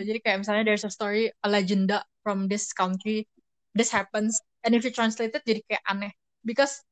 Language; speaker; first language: English; non-native, fluent; Indonesian